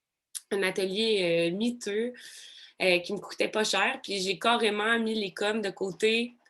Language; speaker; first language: French; native; French